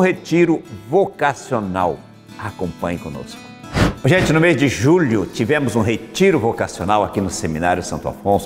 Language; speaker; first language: Portuguese; native; Portuguese